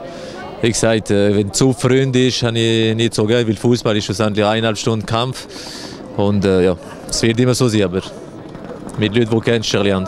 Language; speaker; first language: German; non-native, local second language; French